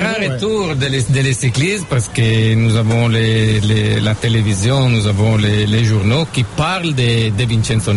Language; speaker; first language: French; non-native, fluent; Italian